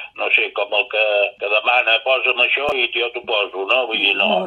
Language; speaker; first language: Catalan; native; Catalan